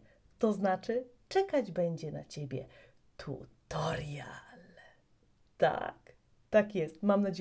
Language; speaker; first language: Polish; native; Polish